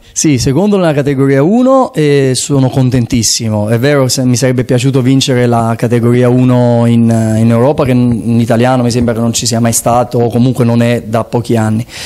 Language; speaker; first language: Italian; native; Italian